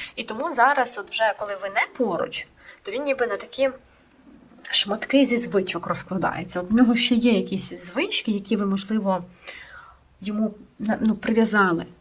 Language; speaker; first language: Ukrainian; non-native, local second language; Russian